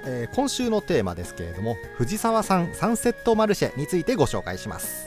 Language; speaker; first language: Japanese; native; Japanese